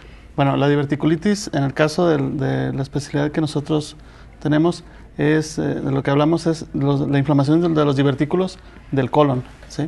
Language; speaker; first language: Spanish; native; Spanish